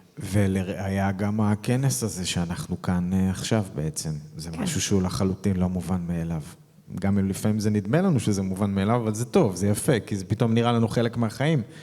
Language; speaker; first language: Hebrew; native; Hebrew